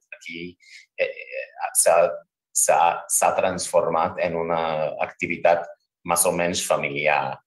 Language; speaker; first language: Catalan; non-native, fluent; English